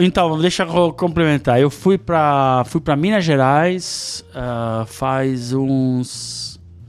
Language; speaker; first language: Portuguese; non-native, fluent; Italian